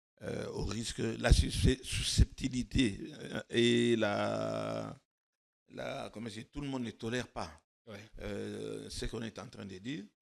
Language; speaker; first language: French; non-native, local second language; Lingala